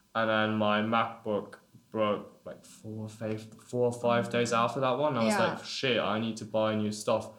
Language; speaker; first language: English; non-native, fluent; German